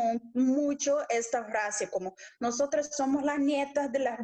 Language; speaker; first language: Spanish; non-native, local second language; Portuguese